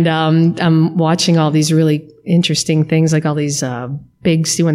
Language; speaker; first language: English; native; English